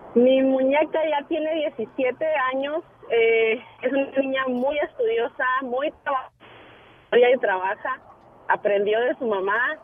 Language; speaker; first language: Spanish; native; Spanish